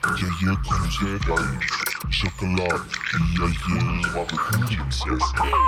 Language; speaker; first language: Russian; non-native, learner; German